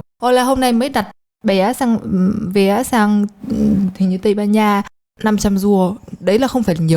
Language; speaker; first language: Vietnamese; early bilingual, heritage; Polish